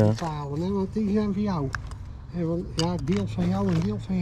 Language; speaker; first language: Dutch; native; Dutch